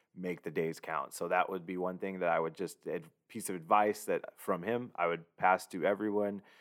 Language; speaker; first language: English; native; English